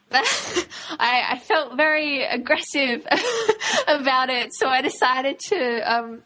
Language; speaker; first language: English; native; English